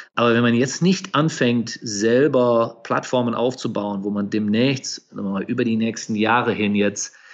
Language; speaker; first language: German; native; German